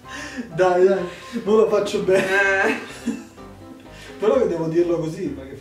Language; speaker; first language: Italian; native; Italian